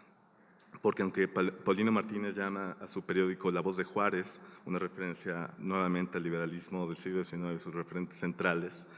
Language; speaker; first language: Spanish; native; Spanish